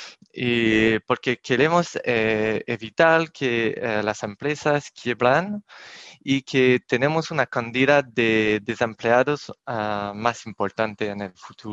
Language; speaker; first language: Spanish; non-native, fluent; French